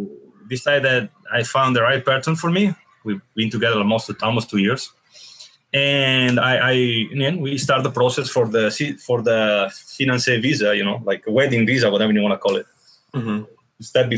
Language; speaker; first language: English; non-native, fluent; Italian